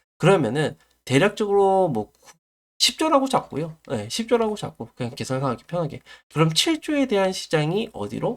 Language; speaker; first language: Korean; native; Korean